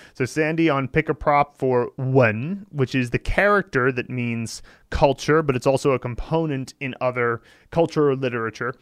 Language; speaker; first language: English; native; English